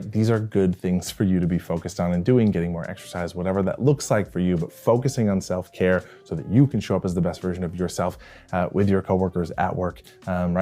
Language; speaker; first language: English; native; English